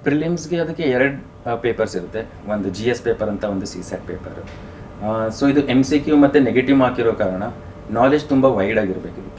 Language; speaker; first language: Kannada; native; Kannada